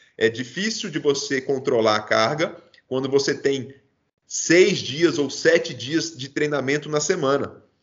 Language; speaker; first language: Portuguese; native; Portuguese